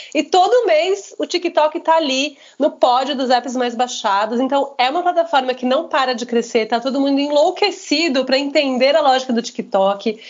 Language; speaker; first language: Portuguese; native; Portuguese